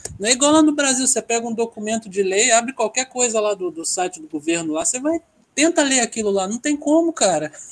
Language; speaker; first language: Portuguese; native; Portuguese